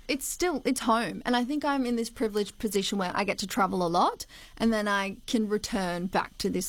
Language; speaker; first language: English; native; English